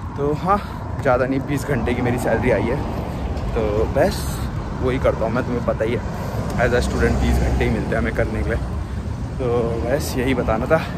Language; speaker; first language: Hindi; native; Hindi